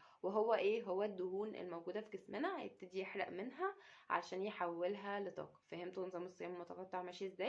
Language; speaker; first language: Arabic; native; Arabic